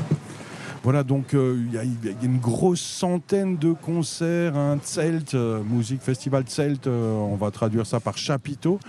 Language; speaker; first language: French; native; French